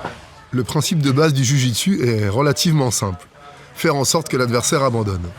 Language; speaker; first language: French; native; French